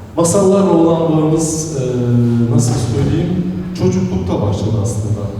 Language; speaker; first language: Turkish; non-native, local second language; Romany